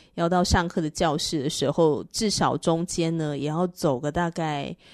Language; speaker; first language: Chinese; native; Chinese